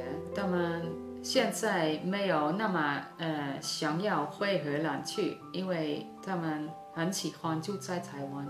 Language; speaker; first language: Chinese; non-native, fluent; Dutch